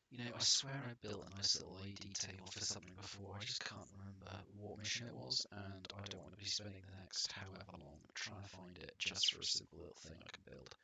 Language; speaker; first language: English; native; English